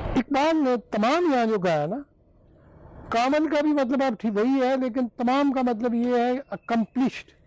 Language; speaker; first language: Urdu; non-native, local second language; Punjabi